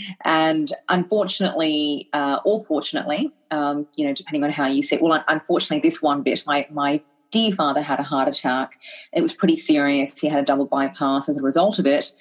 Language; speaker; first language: English; native; English